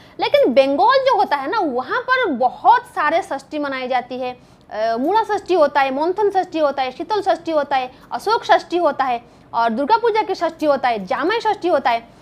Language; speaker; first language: Hindi; non-native, local second language; Bangla